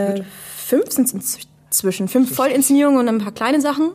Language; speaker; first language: German; non-native, fluent; English